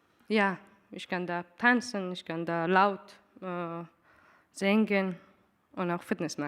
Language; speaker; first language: German; non-native, learner; Persian